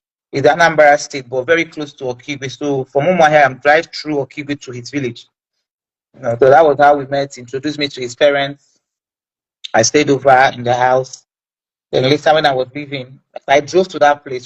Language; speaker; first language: English; non-native, local second language; Igbo